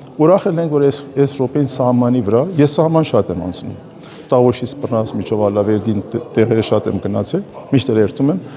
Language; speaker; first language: Armenian; early bilingual, heritage; Armenian